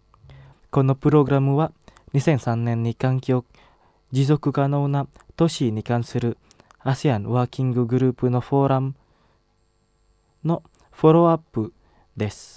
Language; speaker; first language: Japanese; non-native, fluent; Indonesian